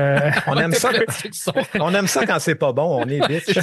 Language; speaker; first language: French; native; French